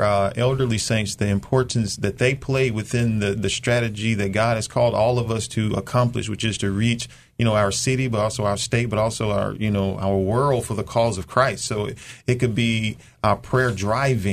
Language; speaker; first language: English; native; English